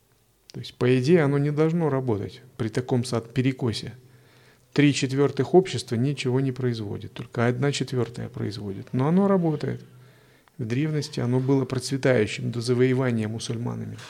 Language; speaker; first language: Russian; native; Russian